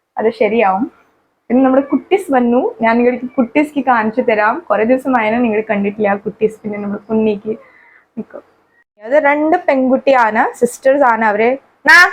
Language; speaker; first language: Malayalam; non-native, learner; Hindi